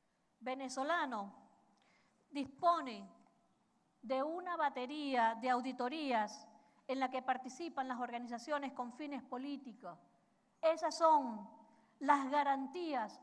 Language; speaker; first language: Spanish; native; Spanish